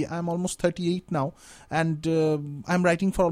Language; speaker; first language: English; non-native, local second language; Bangla